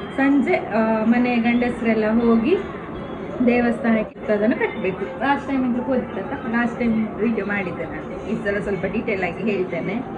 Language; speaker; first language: Kannada; non-native, local second language; Tulu